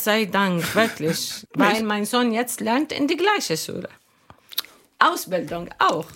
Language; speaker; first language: German; non-native, learner; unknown